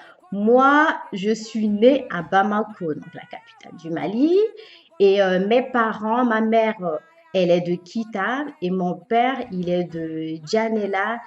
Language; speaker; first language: French; early bilingual, other home language; Bambara